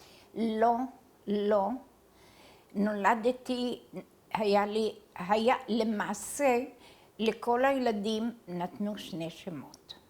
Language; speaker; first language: Hebrew; early bilingual, other home language; Arabic